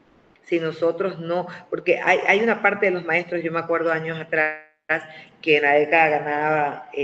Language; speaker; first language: Spanish; native; Spanish